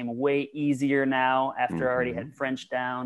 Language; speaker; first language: English; native; English